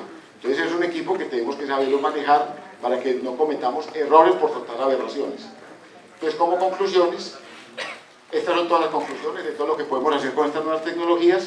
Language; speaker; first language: Spanish; native; Spanish